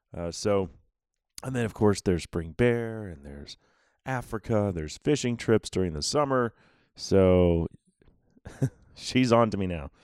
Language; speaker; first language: English; native; English